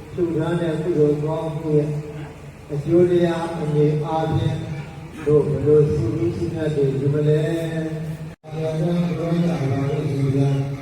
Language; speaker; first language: Burmese; native; Burmese